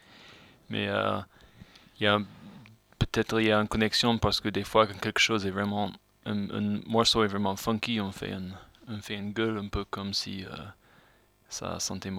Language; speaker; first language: French; non-native, fluent; English